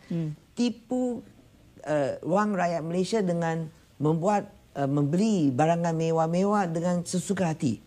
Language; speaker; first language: Malay; non-native, local second language; Chinese